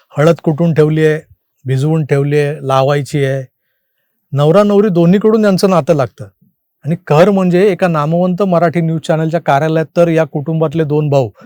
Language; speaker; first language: Marathi; native; Marathi